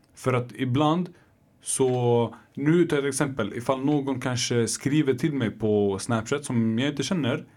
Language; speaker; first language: Swedish; early bilingual, other home language; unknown